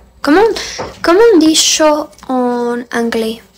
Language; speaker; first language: English; non-native, learner; Spanish